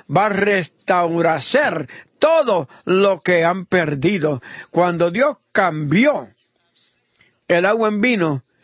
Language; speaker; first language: Spanish; non-native, fluent; Italian